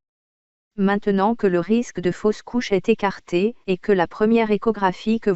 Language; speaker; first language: French; native; French